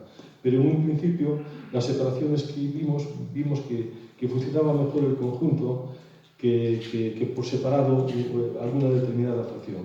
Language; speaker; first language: Spanish; native; Spanish